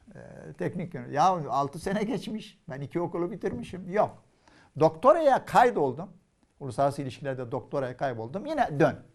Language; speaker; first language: Turkish; non-native, fluent; Arabic